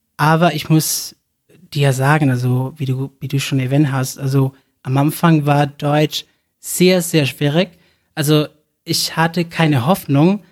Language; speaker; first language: German; non-native, fluent; Spanish